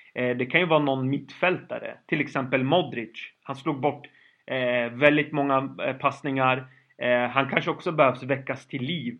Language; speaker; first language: Swedish; early bilingual, other home language; Kurdish